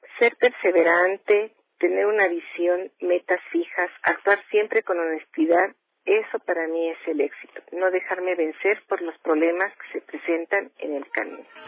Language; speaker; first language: Spanish; native; Spanish